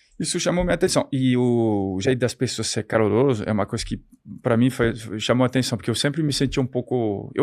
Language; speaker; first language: Portuguese; non-native, fluent; French